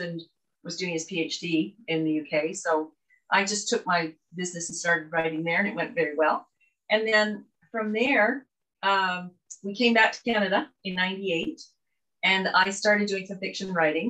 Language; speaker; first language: English; native; English